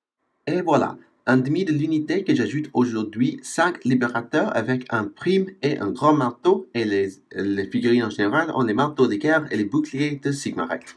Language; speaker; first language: French; non-native, fluent; English